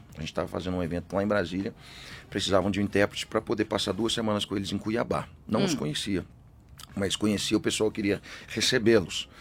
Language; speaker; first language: Portuguese; early bilingual, other home language; English